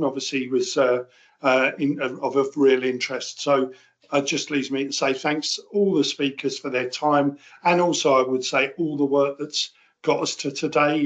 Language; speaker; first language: English; native; English